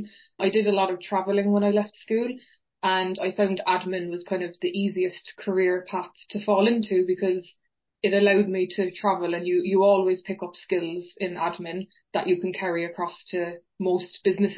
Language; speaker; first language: English; native; English